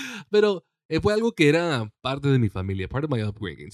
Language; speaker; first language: Spanish; early bilingual, heritage; Spanish